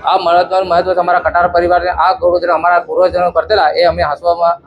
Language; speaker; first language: Gujarati; non-native, local second language; Bhili